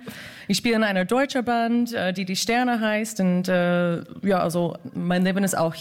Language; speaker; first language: German; non-native, fluent; English